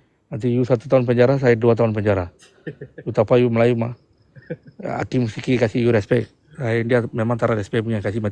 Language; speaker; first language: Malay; non-native, local second language; Tamil